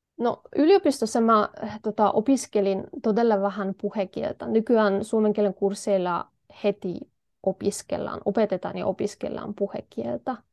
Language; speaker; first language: Finnish; non-native, fluent; Polish